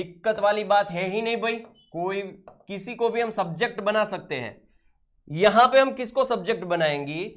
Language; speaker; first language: Hindi; non-native, local second language; Gujarati